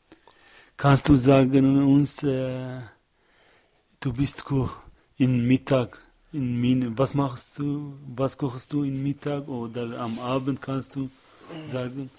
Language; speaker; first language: German; non-native, learner; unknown